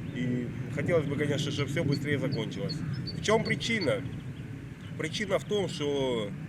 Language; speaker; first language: Russian; native; Russian